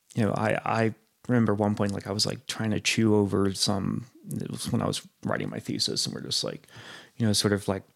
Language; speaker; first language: English; native; English